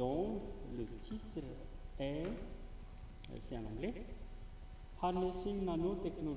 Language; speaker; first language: French; non-native, local second language; Malagasy